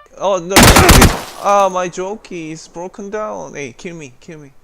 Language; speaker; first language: English; non-native, learner; Korean